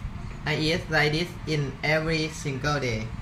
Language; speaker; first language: English; non-native, learner; Thai